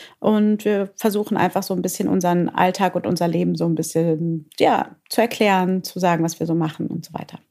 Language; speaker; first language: German; early bilingual, other home language; Portuguese